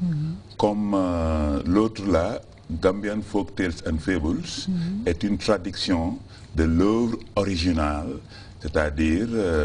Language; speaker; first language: French; non-native, fluent; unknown